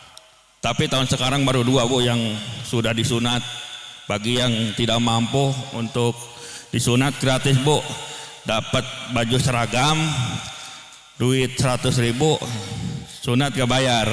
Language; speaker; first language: Indonesian; native; Indonesian